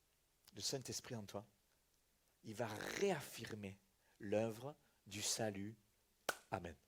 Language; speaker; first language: French; native; French